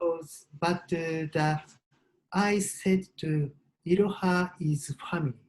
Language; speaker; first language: English; non-native, learner; Japanese